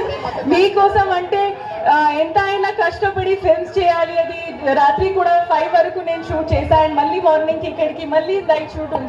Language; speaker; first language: Telugu; non-native, fluent; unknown